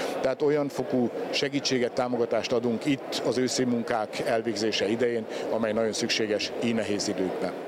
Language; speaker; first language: Hungarian; native; Hungarian